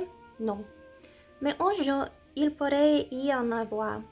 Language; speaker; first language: French; non-native, learner; English